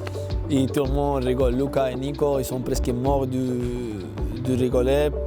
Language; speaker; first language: French; non-native, learner; Spanish